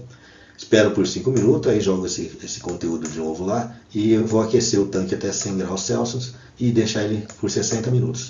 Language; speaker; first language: Portuguese; native; Portuguese